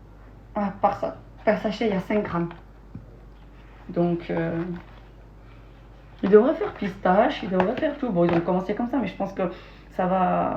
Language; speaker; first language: French; native; French